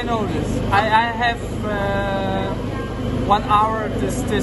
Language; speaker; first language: English; non-native, learner; Polish